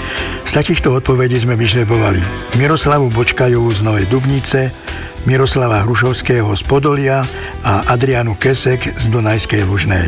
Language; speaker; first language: Slovak; native; Slovak